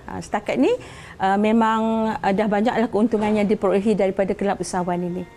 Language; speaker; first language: Malay; native; Malay